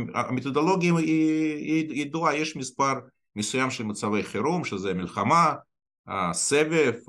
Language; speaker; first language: Hebrew; non-native, fluent; Russian